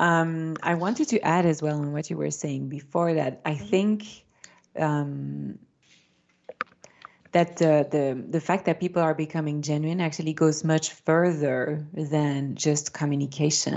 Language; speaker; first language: English; non-native, fluent; French